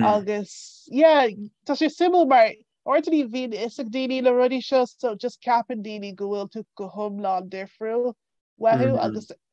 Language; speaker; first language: Irish; non-native, local second language; English